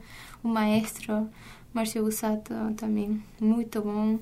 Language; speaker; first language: Portuguese; non-native, fluent; Spanish